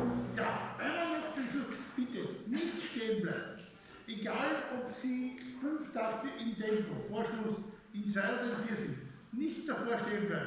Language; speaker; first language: German; native; German